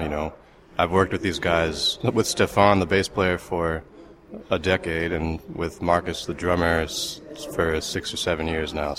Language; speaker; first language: English; native; English